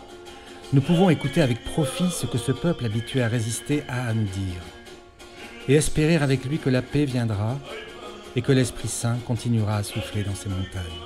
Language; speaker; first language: French; native; French